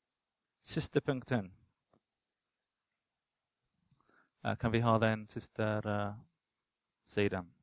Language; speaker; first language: Swedish; non-native, fluent; English